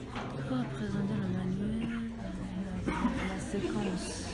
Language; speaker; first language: French; non-native, learner; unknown